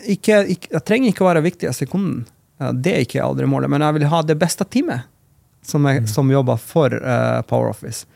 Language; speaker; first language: Norwegian; non-native, fluent; Macedonian